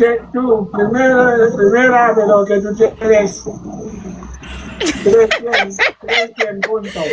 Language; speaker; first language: Spanish; non-native, learner; Haitian Creole